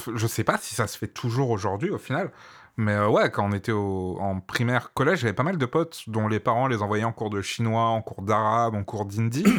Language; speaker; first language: French; early bilingual, other home language; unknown